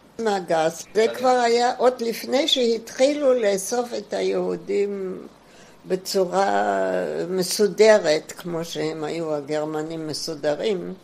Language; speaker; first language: Hebrew; non-native, fluent; German